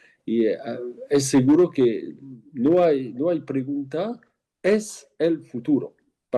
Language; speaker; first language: Spanish; non-native, fluent; French